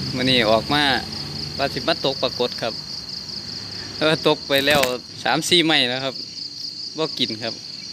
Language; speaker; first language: Thai; native; Thai